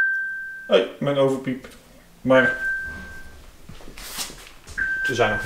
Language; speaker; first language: Dutch; native; Dutch